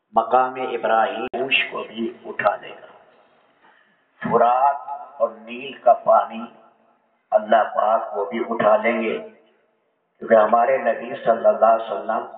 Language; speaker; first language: Urdu; native; Urdu